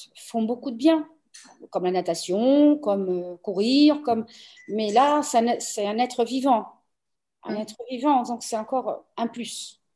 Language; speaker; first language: French; early bilingual, other home language; Portuguese